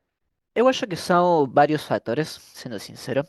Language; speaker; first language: Portuguese; non-native, fluent; Spanish